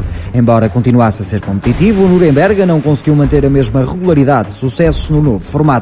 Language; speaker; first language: Portuguese; native; Portuguese